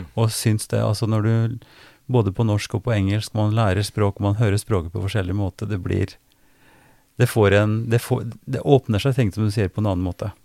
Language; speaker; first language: Norwegian; native; Norwegian